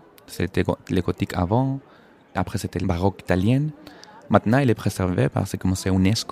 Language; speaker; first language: French; non-native, fluent; Spanish